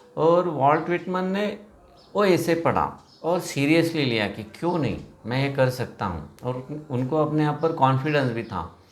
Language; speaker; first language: Hindi; non-native, local second language; Marathi